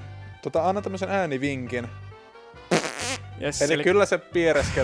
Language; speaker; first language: Finnish; native; Finnish